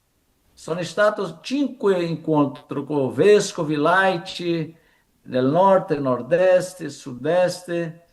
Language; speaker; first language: Italian; non-native, fluent; Portuguese